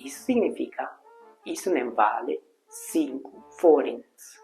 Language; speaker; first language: Portuguese; non-native, fluent; Hungarian